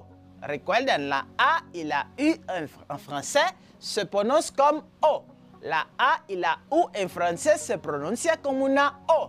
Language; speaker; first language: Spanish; non-native, fluent; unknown